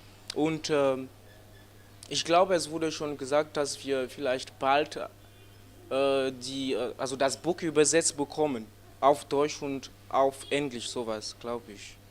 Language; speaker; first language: German; non-native, learner; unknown